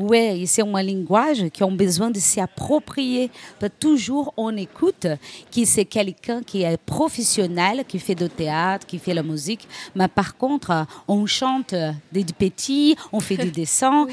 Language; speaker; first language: French; non-native, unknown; Portuguese